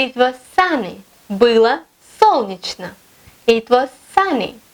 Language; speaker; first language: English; non-native, fluent; Russian